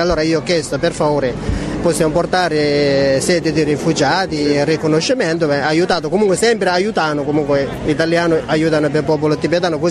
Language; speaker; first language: Italian; non-native, fluent; Tibetan